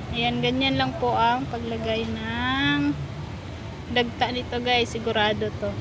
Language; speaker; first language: Filipino; native; Filipino